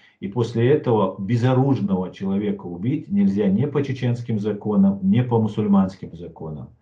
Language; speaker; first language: Russian; non-native, local second language; Chechen